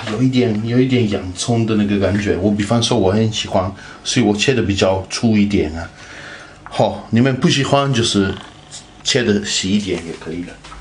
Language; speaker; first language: Chinese; non-native, fluent; Italian